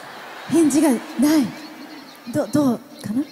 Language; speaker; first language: Japanese; native; Japanese